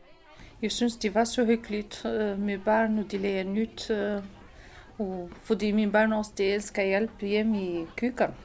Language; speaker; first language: Danish; non-native, local second language; Arabic